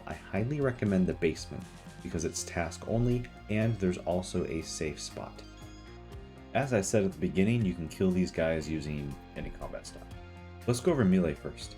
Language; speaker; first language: English; native; English